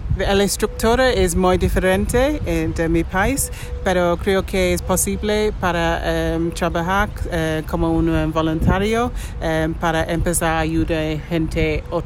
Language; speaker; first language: Spanish; non-native, learner; English